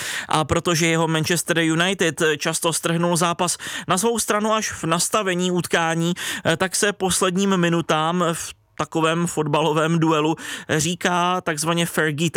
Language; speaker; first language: Czech; native; Czech